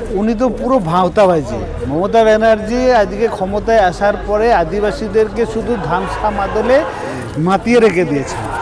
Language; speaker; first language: Bangla; non-native, local second language; Santali